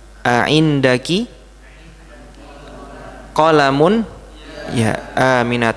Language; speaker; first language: Arabic; non-native, fluent; Indonesian